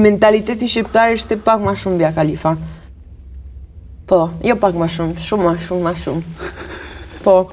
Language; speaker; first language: Albanian; early bilingual, heritage; Albanian